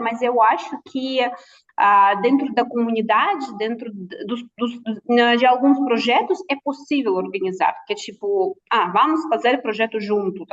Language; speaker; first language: Portuguese; non-native, fluent; Russian